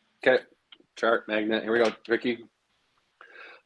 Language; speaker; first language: English; native; English